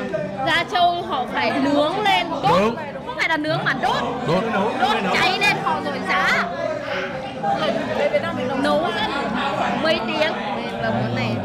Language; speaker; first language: Vietnamese; non-native, fluent; Lao